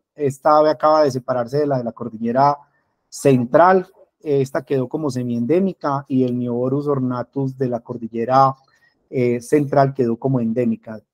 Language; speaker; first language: Spanish; native; Spanish